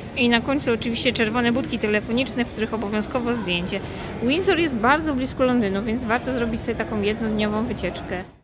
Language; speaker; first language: Polish; native; Polish